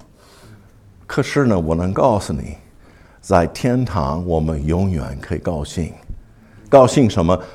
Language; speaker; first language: Chinese; non-native, fluent; English